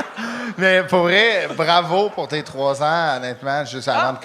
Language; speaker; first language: French; native; French